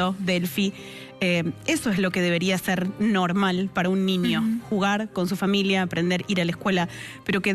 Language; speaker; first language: Spanish; native; Spanish